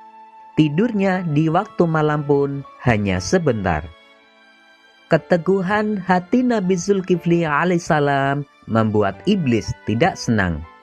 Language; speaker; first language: Indonesian; native; Indonesian